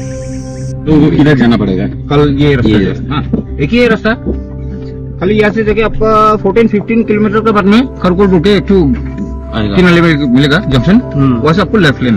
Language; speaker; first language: Hindi; non-native, local second language; Garo